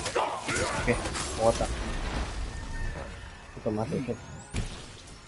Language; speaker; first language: Japanese; non-native, learner; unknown